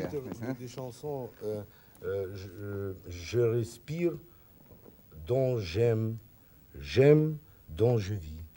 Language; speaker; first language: French; non-native, learner; Russian